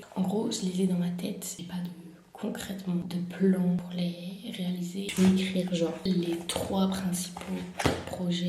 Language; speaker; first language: French; native; French